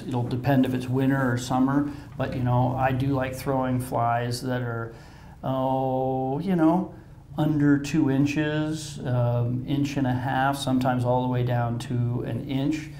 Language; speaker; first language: English; native; English